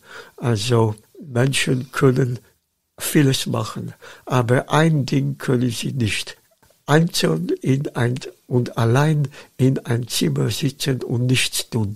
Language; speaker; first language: German; non-native, fluent; Dutch